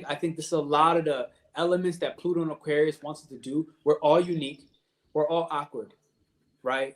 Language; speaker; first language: English; native; English